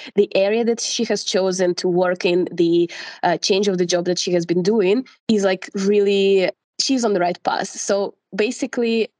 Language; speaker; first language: English; non-native, fluent; Russian